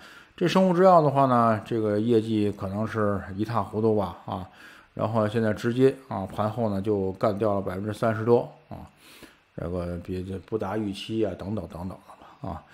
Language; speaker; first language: Chinese; native; Chinese